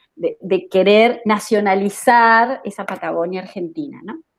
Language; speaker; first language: Spanish; native; Spanish